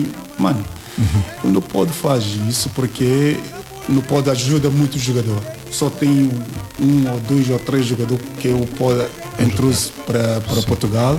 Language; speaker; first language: Portuguese; non-native, learner; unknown